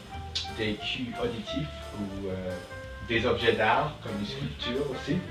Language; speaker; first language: French; non-native, learner; English